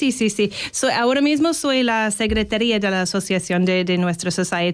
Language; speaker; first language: Spanish; non-native, fluent; English